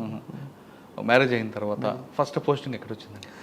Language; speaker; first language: Telugu; native; Telugu